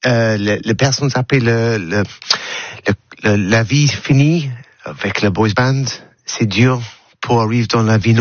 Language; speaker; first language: French; non-native, learner; English